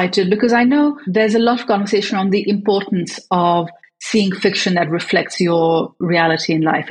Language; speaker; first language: English; native; English